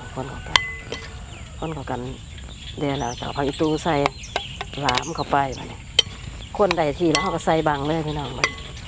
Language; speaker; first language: Thai; native; Thai